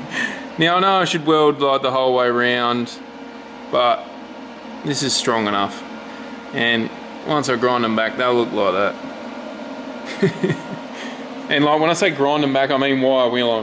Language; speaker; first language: English; native; English